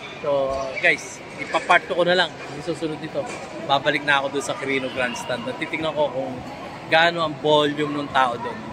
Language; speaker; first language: Filipino; native; Filipino